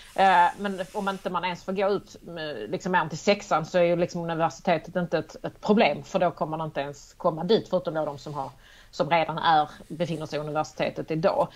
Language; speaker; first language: Swedish; native; Swedish